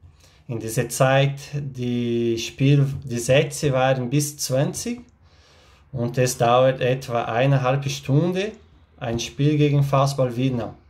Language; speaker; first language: German; non-native, learner; Portuguese